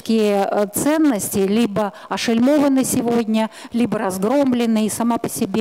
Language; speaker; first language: Russian; native; Russian